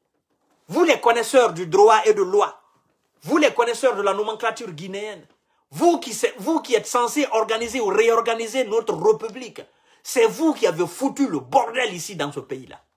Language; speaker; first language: French; non-native, local second language; Mandingo